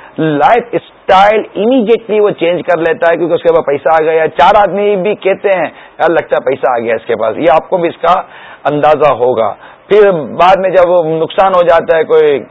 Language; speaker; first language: Urdu; native; Urdu